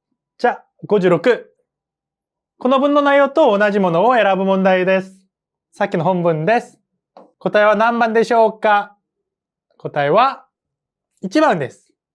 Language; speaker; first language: Japanese; non-native, fluent; Korean